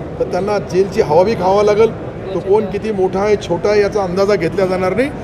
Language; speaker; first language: Marathi; non-native, local second language; Urdu